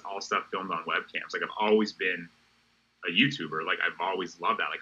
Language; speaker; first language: English; native; English